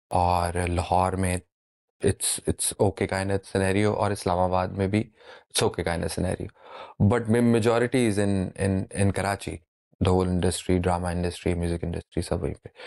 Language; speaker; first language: Urdu; native; Urdu